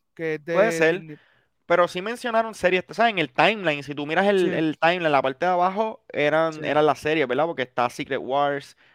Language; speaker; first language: Spanish; native; Spanish